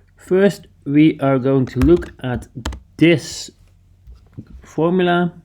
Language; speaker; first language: English; non-native, fluent; Dutch